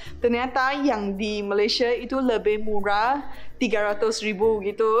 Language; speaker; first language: Malay; non-native, local second language; Chinese